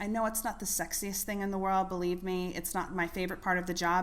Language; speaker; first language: English; native; English